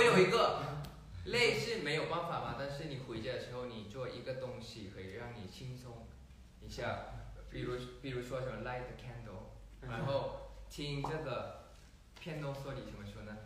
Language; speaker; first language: Chinese; non-native, fluent; Thai